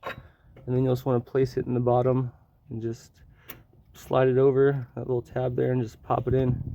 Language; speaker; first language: English; native; English